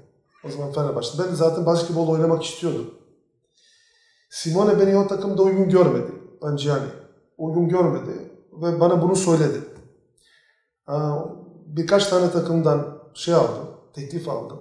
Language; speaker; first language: Turkish; non-native, fluent; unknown